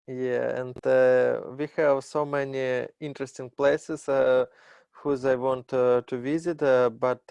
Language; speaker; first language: English; non-native, learner; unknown